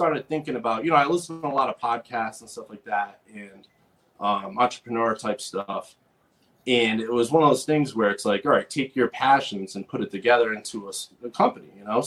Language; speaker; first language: English; native; English